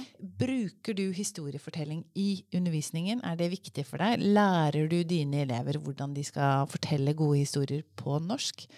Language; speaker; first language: Norwegian; native; Norwegian